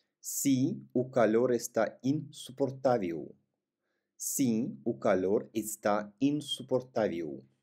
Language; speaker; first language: Portuguese; non-native, fluent; Russian